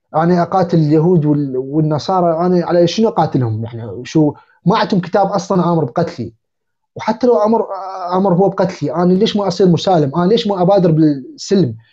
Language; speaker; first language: Arabic; native; Arabic